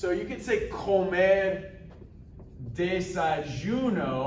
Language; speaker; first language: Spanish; non-native, fluent; English